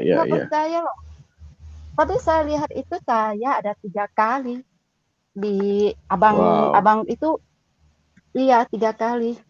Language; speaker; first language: Indonesian; non-native, learner; Cantonese